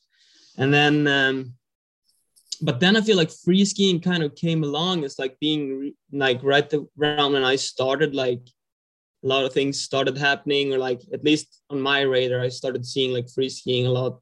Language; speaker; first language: English; non-native, fluent; Swedish